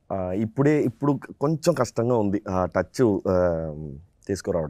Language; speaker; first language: Telugu; non-native, local second language; Tamil